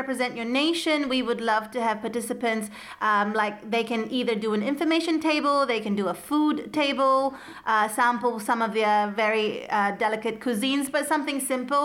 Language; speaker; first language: English; native; English